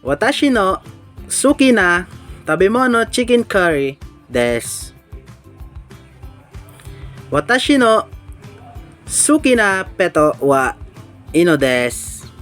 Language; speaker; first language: Japanese; non-native, learner; Hiligaynon